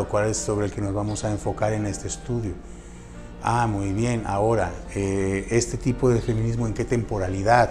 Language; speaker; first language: Spanish; native; Spanish